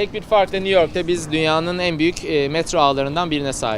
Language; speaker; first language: Turkish; native; Turkish